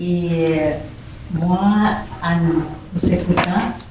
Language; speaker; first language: French; non-native, fluent; Spanish